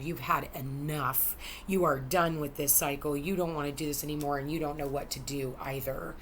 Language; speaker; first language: English; native; English